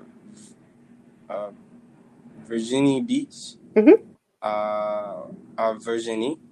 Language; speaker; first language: French; non-native, learner; English